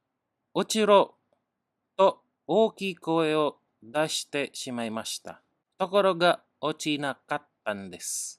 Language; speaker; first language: Japanese; non-native, learner; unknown